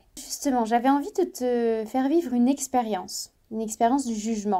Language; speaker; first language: French; native; French